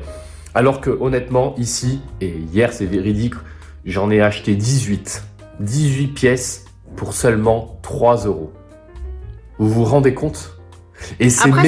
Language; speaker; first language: French; native; French